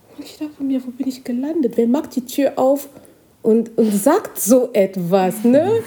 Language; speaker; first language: German; non-native, fluent; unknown